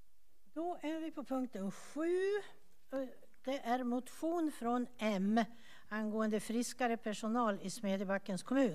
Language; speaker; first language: Swedish; native; Swedish